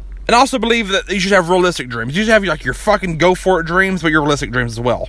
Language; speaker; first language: English; native; English